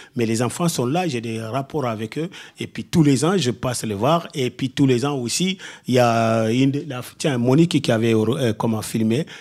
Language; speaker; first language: French; non-native, local second language; Soninke